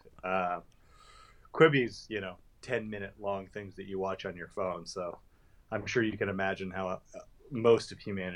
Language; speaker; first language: English; native; English